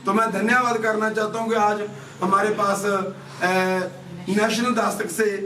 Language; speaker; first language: Hindi; non-native, local second language; Punjabi